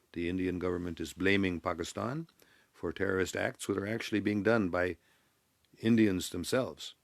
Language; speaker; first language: English; native; English